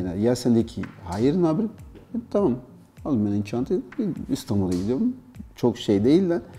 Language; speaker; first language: Turkish; non-native, learner; Portuguese